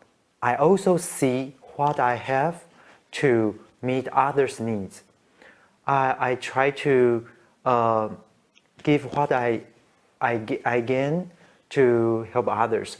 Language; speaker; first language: English; non-native, learner; Chinese